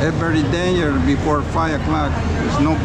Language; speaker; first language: English; non-native, learner; Spanish